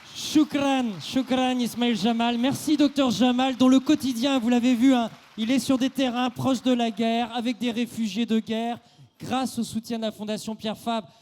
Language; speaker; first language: French; native; French